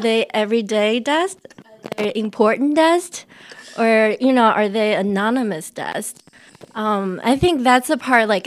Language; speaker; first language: English; non-native, fluent; Chinese